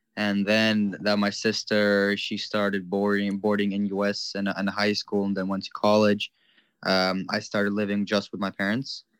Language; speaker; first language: English; non-native, fluent; Ukrainian